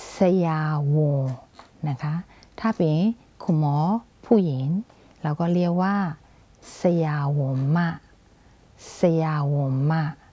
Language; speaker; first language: Thai; non-native, fluent; Burmese